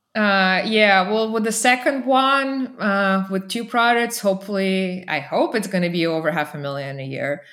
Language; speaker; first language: English; non-native, fluent; Russian